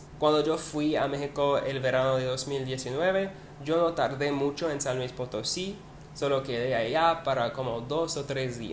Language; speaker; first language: Spanish; non-native, learner; English